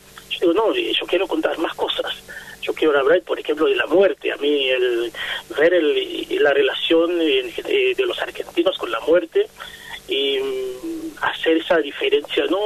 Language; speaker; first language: Spanish; non-native, fluent; Haitian Creole